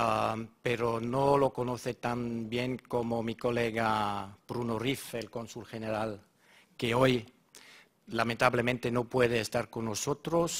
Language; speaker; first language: Spanish; non-native, fluent; German